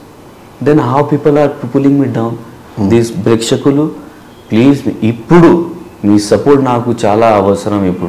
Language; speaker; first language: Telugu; non-native, learner; Hindi